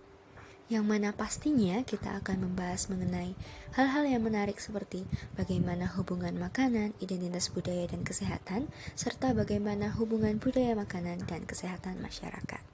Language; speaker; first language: Indonesian; native; Indonesian